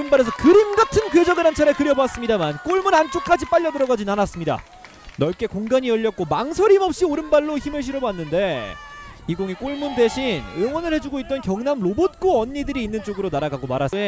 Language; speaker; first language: Korean; native; Korean